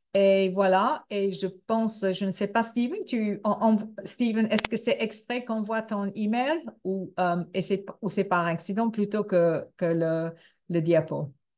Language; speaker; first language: French; non-native, fluent; English